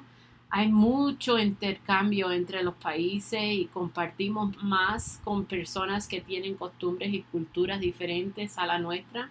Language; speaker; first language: Spanish; early bilingual, other home language; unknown